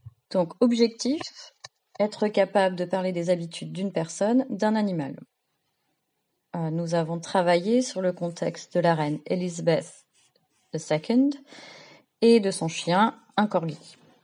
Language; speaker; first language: French; native; French